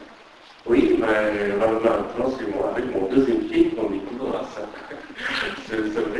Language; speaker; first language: French; non-native, fluent; Persian